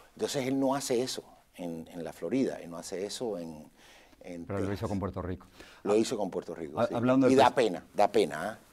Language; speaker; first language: Spanish; native; Spanish